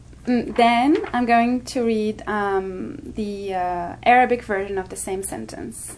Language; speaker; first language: English; non-native, fluent; Arabic